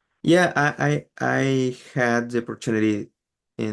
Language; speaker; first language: English; non-native, learner; Spanish